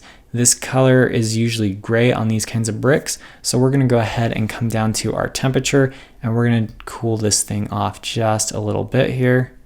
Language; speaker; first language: English; native; English